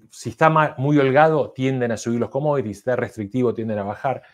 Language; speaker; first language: Spanish; native; Spanish